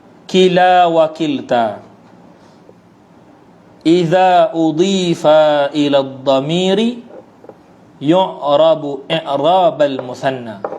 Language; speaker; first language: Arabic; non-native, fluent; Malay